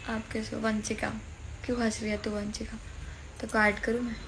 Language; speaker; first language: Hindi; native; Hindi